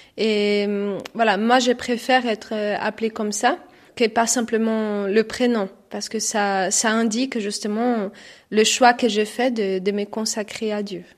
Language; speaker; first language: French; non-native, fluent; Portuguese